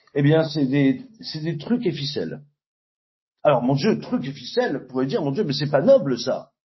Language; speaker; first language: French; native; French